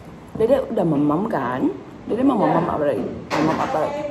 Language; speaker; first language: Indonesian; native; Indonesian